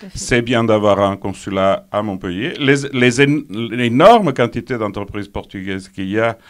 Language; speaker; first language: French; non-native, fluent; Portuguese